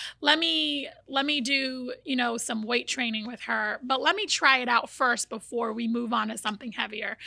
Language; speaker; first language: English; early bilingual, other home language; Portuguese